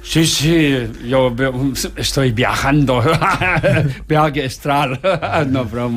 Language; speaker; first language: Spanish; non-native, learner; Tibetan